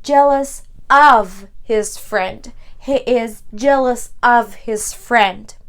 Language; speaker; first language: English; non-native, fluent; Persian